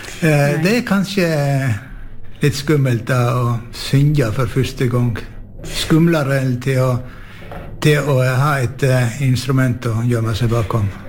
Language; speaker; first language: Norwegian; native; Norwegian